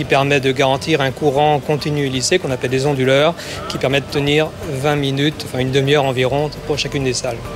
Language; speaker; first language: French; native; French